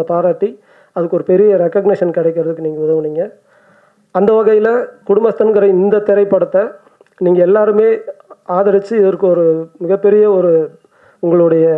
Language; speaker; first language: Tamil; native; Tamil